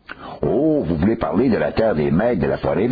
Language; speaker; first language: French; native; French